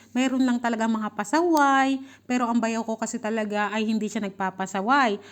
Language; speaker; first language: Filipino; native; Filipino